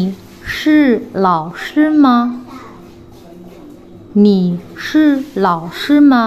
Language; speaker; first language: Chinese; non-native, fluent; Indonesian